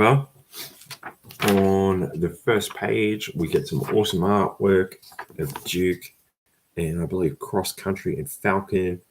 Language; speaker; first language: English; native; English